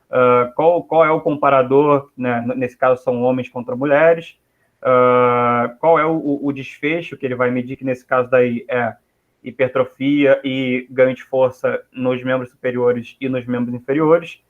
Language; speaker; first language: Portuguese; native; Portuguese